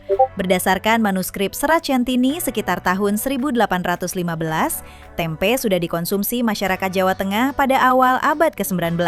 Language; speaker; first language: Indonesian; native; Indonesian